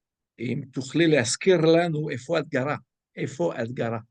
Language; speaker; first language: Hebrew; non-native, fluent; French